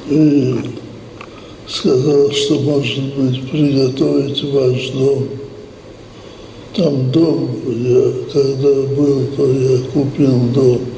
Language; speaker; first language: Russian; non-native, local second language; Georgian